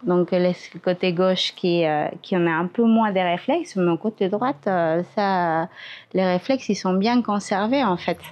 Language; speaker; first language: French; native; French